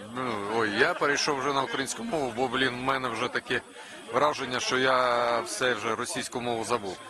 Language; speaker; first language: Ukrainian; non-native, local second language; Russian